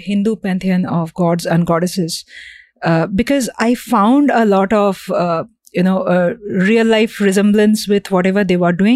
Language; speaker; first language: English; non-native, local second language; Bangla